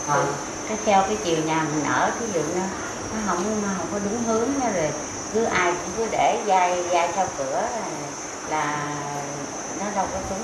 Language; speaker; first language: Vietnamese; native; Vietnamese